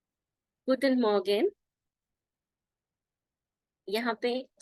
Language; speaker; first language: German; non-native, fluent; Hindi